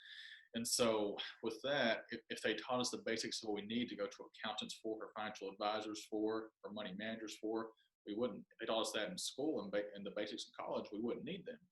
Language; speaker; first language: English; native; English